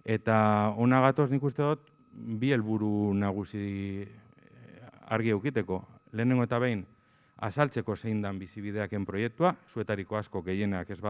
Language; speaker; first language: Basque; native; Basque